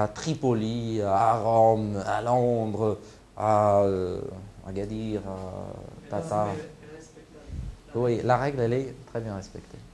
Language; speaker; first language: French; non-native, local second language; Arabic